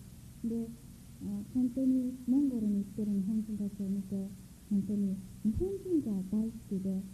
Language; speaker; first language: Japanese; non-native, fluent; Mongolian